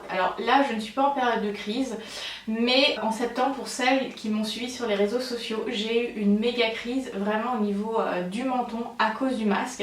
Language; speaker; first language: French; native; French